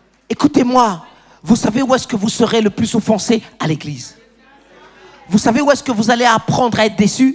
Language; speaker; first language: French; native; French